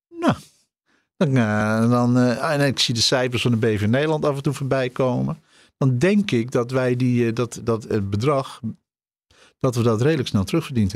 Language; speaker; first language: Dutch; native; Dutch